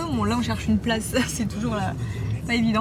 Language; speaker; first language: French; native; French